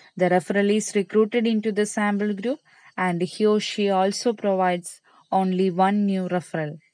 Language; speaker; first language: English; non-native, local second language; Malayalam